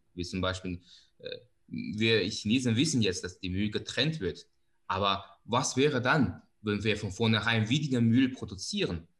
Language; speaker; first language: German; non-native, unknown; Chinese